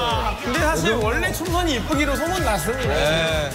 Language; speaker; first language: Korean; native; Korean